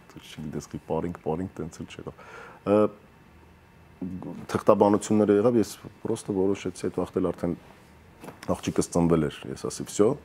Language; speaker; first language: Armenian; early bilingual, heritage; Armenian